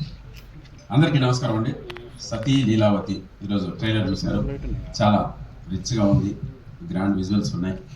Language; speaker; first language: Telugu; native; Telugu